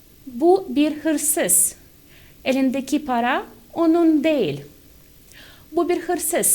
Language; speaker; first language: Turkish; non-native, fluent; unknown